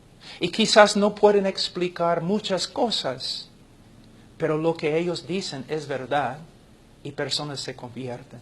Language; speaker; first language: Spanish; non-native, fluent; English